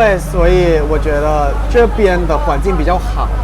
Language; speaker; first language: Chinese; non-native, fluent; Thai